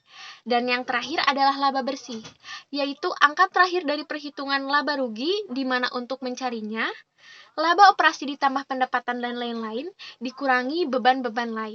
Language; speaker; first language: Indonesian; native; Indonesian